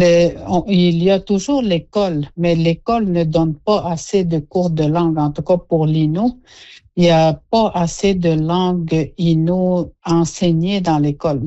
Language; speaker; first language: French; non-native, local second language; Innu-aimun